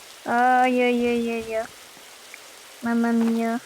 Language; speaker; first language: French; native; French